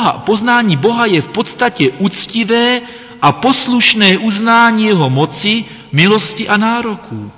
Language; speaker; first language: Czech; native; Czech